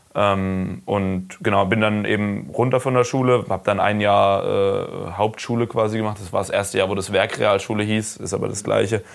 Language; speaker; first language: German; native; German